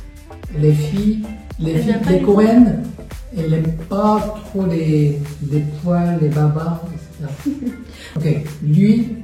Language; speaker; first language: French; non-native, fluent; Korean